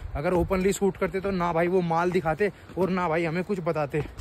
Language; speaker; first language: Hindi; native; Hindi